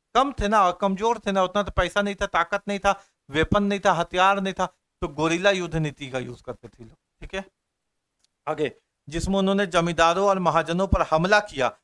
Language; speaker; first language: Hindi; native; Hindi